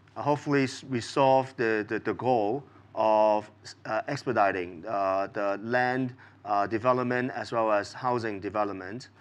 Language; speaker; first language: English; non-native, local second language; Cantonese